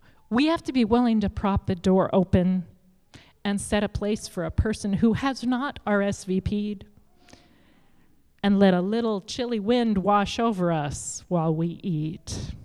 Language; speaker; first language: English; native; English